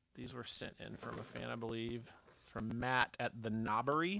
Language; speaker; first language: English; native; English